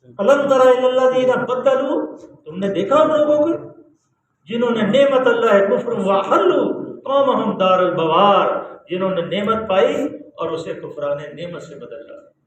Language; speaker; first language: Urdu; non-native, local second language; Punjabi